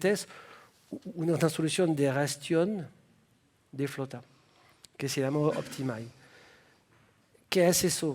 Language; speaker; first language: Spanish; non-native, fluent; French